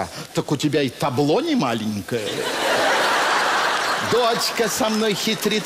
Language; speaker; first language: Russian; native; Russian